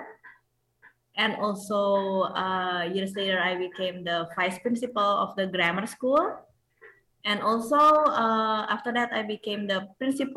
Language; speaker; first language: English; non-native, fluent; Indonesian